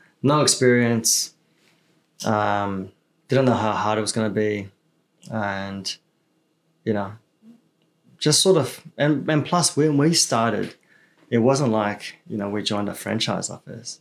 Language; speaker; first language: English; early bilingual, other home language; Chinese